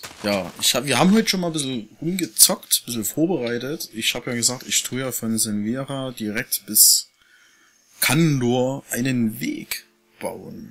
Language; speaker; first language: German; native; German